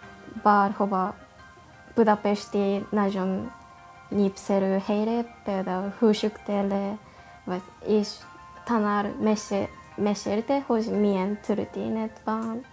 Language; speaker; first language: Hungarian; non-native, learner; Japanese